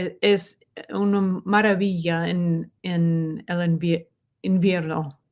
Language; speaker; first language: Spanish; non-native, learner; English